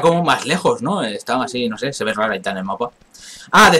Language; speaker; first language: Spanish; native; Spanish